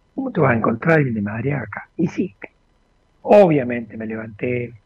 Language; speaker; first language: Spanish; native; Spanish